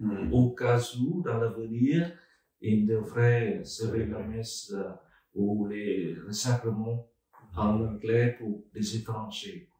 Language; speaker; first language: French; non-native, fluent; Vietnamese